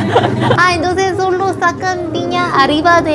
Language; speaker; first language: Spanish; non-native, learner; Korean